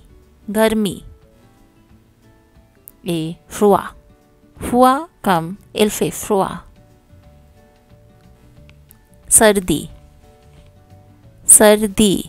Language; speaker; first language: French; non-native, learner; Hindi